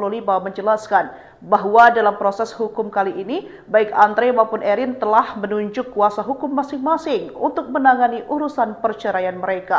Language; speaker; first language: Indonesian; native; Indonesian